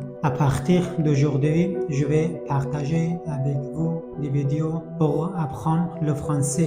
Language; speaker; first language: French; non-native, fluent; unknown